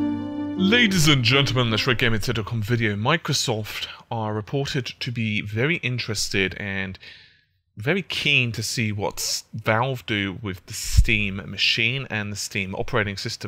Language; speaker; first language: English; native; English